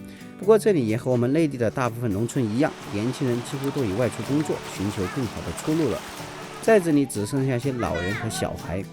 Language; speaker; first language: Chinese; native; Chinese